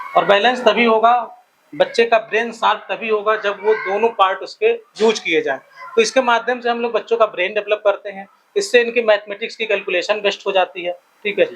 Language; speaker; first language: Hindi; native; Hindi